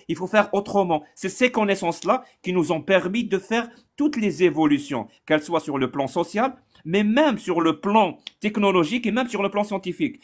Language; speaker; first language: French; non-native, local second language; Arabic